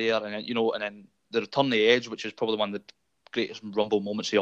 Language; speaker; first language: English; native; English